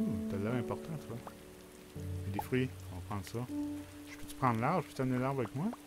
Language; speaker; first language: French; native; French